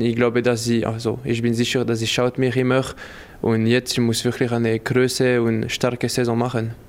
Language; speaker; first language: German; non-native, local second language; French